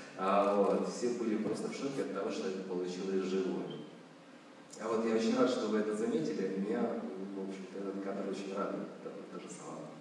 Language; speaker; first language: Russian; native; Russian